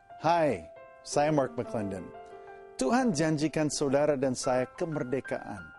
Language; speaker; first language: Indonesian; non-native, fluent; English